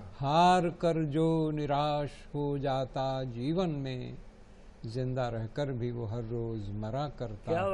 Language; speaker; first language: Hindi; native; Hindi